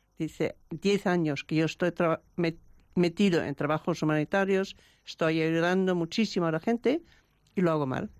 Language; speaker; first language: Spanish; non-native, fluent; German